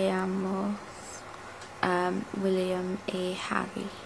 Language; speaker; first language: Spanish; non-native, learner; English